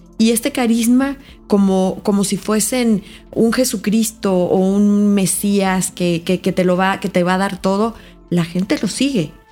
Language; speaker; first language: Spanish; native; Spanish